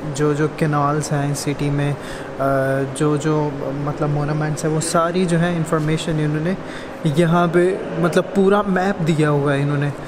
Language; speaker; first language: Urdu; non-native, local second language; Punjabi